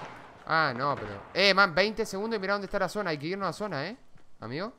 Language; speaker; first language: Spanish; native; Spanish